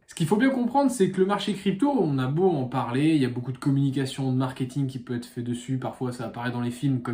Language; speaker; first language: French; native; French